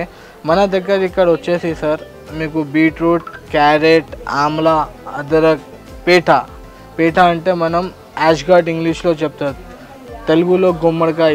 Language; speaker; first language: Telugu; non-native, local second language; Urdu